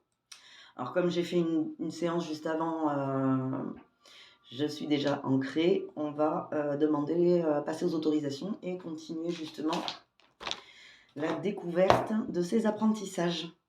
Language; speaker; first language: French; native; French